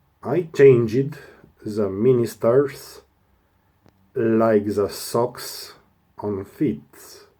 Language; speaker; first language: English; non-native, learner; Romanian